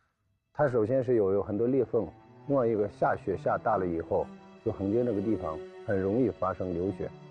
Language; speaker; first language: Chinese; native; Chinese